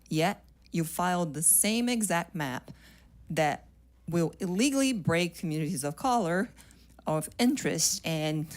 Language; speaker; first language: English; non-native, fluent; Portuguese